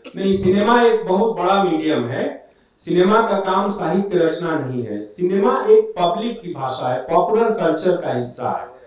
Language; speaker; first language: Hindi; native; Hindi